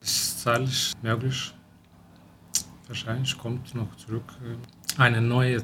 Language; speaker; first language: German; non-native, local second language; Romanian